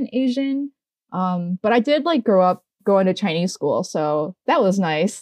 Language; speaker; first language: English; native; English